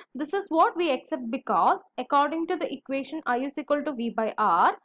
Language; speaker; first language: English; non-native, local second language; Malayalam